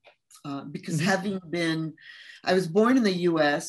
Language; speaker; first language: English; early bilingual, other home language; Spanish